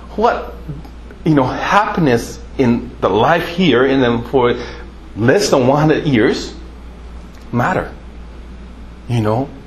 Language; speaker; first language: English; non-native, fluent; Japanese